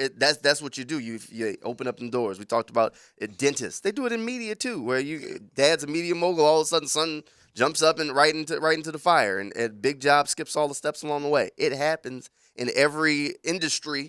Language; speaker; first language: English; native; English